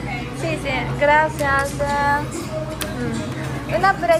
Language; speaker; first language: Spanish; non-native, learner; Japanese